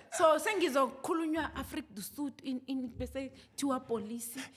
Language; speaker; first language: Zulu; non-native, local second language; South Ndebele